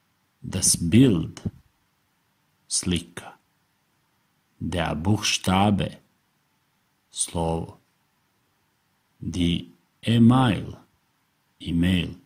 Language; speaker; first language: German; non-native, fluent; Serbian